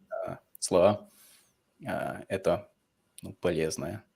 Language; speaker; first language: Russian; non-native, fluent; English